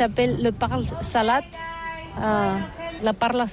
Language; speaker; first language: French; non-native, learner; Catalan